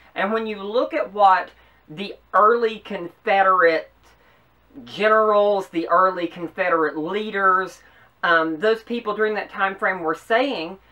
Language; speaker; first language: English; native; English